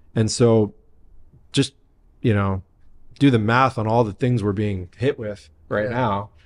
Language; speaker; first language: English; native; English